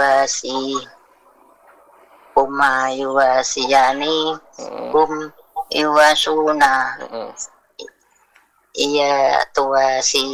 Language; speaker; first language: Arabic; non-native, learner; Indonesian